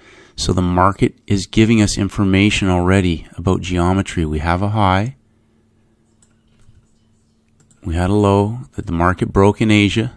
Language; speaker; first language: English; native; English